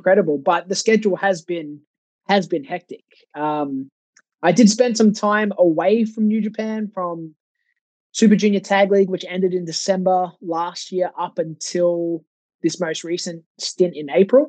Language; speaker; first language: English; native; English